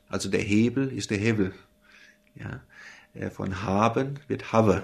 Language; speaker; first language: German; native; German